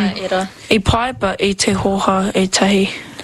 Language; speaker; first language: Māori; non-native, local second language; English